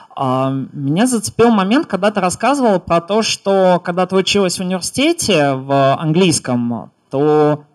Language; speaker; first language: Russian; native; Russian